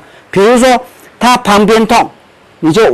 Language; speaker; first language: Chinese; native; Chinese